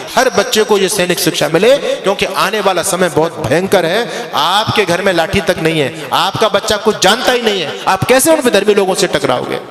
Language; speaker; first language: Hindi; native; Hindi